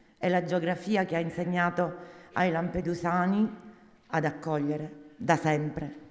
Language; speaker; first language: Italian; native; Italian